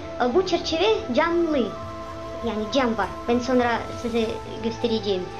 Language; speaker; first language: Turkish; non-native, learner; Russian